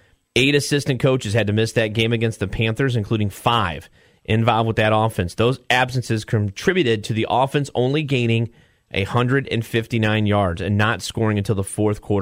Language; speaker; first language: English; native; English